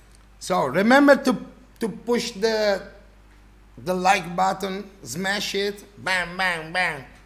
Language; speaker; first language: English; non-native, learner; Italian